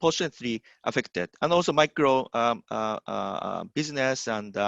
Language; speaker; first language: English; non-native, fluent; Japanese